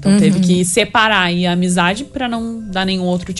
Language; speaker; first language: Portuguese; native; Portuguese